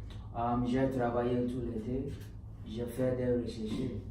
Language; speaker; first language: French; non-native, learner; English